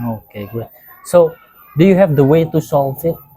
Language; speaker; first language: English; non-native, learner; Indonesian